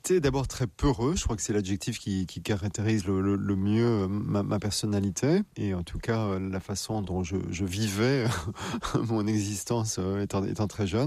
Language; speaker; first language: French; native; French